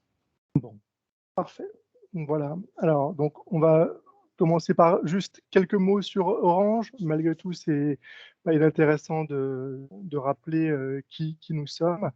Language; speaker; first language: French; native; French